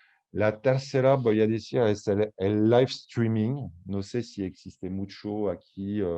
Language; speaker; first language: Spanish; non-native, fluent; French